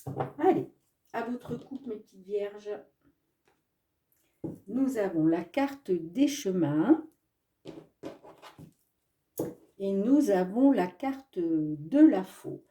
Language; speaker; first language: French; native; French